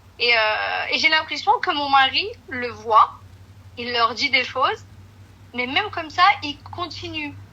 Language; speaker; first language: French; early bilingual, other home language; Portuguese